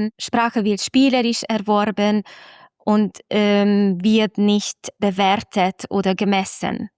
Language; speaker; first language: German; non-native, fluent; Hungarian